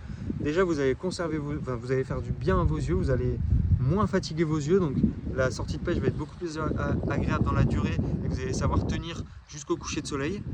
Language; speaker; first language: French; native; French